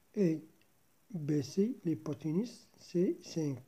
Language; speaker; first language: French; non-native, local second language; Arabic